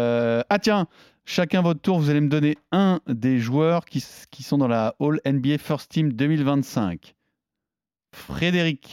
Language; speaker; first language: French; native; French